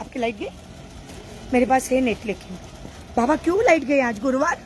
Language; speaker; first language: Hindi; non-native, local second language; Marathi